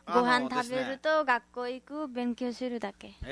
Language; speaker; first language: Japanese; non-native, learner; Nepali